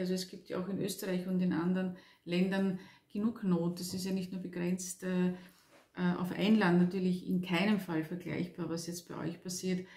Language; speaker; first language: German; native; German